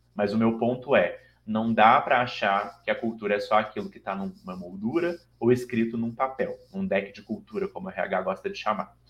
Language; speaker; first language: Portuguese; native; Portuguese